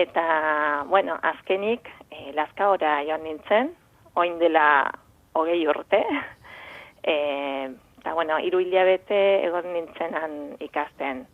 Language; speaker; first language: Basque; non-native, fluent; Spanish